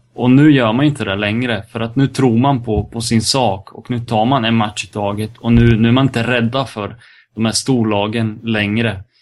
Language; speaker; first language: Swedish; early bilingual, other home language; Serbian